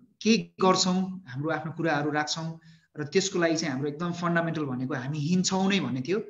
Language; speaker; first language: Nepali; native; Nepali